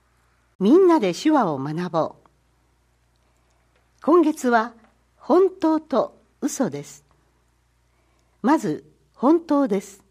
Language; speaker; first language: Japanese; native; Japanese